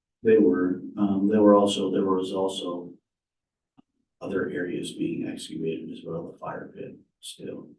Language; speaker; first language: English; native; English